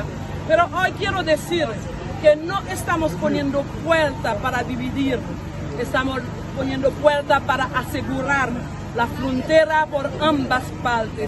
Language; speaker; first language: Spanish; non-native, fluent; Haitian Creole